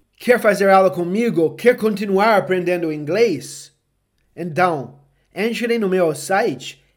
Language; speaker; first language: Portuguese; non-native, fluent; English